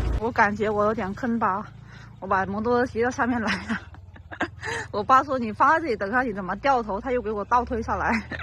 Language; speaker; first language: Chinese; non-native, fluent; Vietnamese